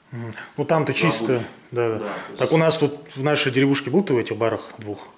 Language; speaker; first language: Russian; native; Russian